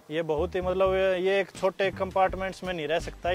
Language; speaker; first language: Hindi; native; Hindi